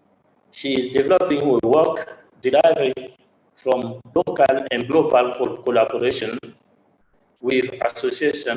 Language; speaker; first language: English; non-native, learner; French